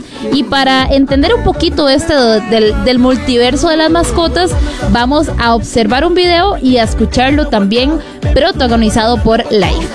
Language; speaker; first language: Spanish; native; Spanish